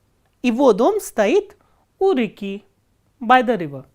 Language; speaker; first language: Russian; non-native, fluent; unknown